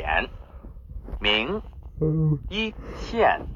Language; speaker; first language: Chinese; non-native, learner; English